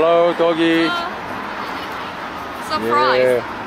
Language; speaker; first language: English; non-native, learner; Korean